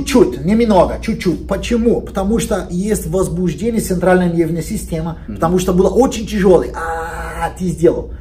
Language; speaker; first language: Russian; non-native, learner; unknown